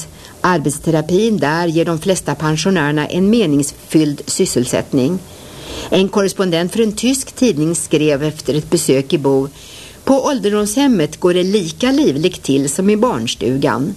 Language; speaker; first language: Swedish; native; Swedish